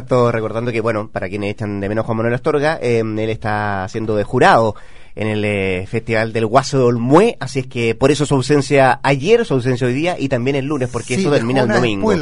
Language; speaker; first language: Spanish; native; Spanish